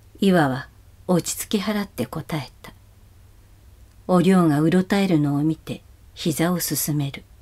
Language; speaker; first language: Japanese; native; Japanese